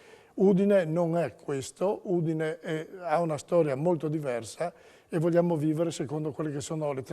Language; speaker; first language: Italian; native; Italian